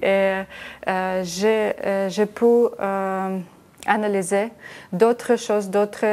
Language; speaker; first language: French; non-native, learner; Ukrainian